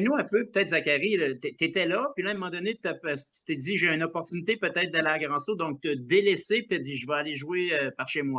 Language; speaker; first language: French; native; French